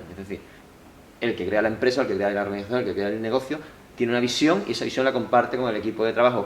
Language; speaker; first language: Spanish; native; Spanish